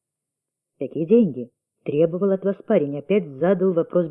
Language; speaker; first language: Russian; native; Russian